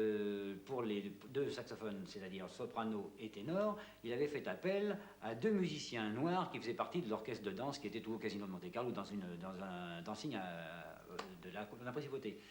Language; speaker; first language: French; native; French